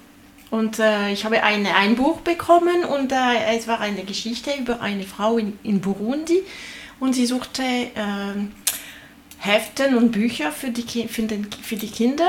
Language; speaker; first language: German; non-native, learner; French